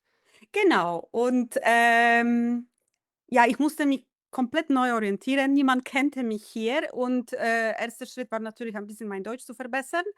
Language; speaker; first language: German; non-native, fluent; Polish